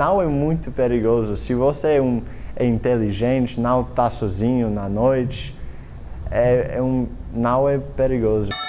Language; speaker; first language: Portuguese; non-native, learner; English